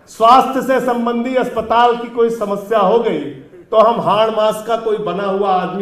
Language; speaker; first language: Hindi; native; Hindi